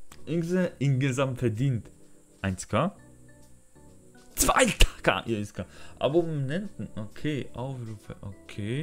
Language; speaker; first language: German; non-native, learner; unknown